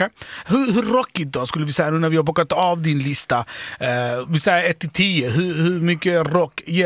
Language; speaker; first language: Swedish; native; Swedish